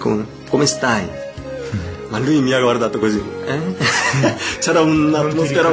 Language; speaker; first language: Italian; non-native, learner; Korean